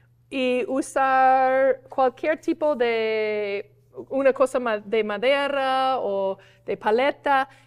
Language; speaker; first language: Spanish; non-native, fluent; English